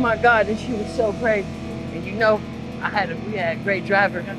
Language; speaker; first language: English; native; English